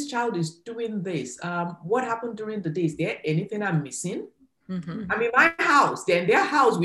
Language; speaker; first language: English; non-native, local second language; Yoruba